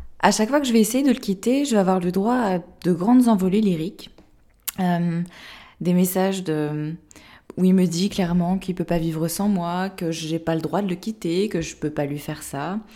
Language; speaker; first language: French; native; French